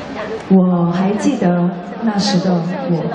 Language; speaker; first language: Chinese; native; Chinese